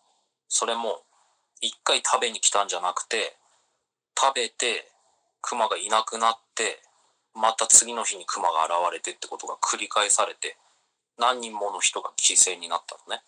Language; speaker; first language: Japanese; native; Japanese